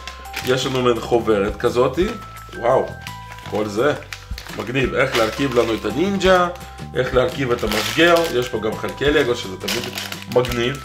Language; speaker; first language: Hebrew; native; Hebrew